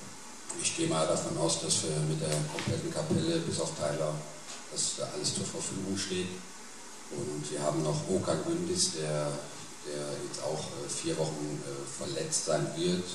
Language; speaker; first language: German; native; German